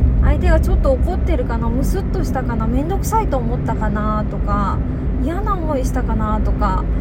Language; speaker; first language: Japanese; native; Japanese